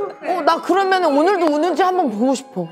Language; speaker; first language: Korean; native; Korean